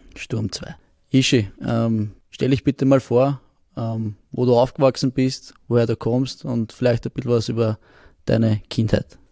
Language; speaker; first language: German; native; German